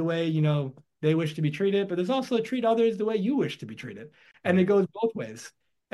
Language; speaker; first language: English; native; English